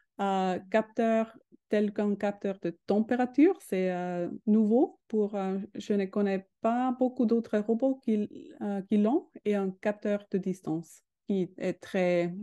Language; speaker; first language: French; non-native, learner; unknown